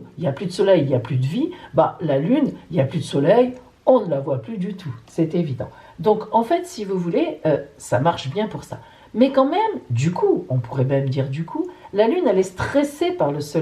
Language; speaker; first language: French; native; French